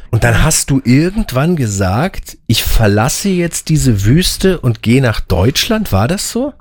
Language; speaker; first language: German; native; German